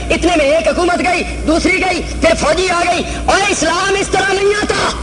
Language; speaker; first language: Urdu; non-native, local second language; Punjabi